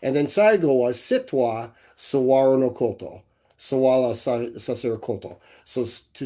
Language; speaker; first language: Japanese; non-native, learner; English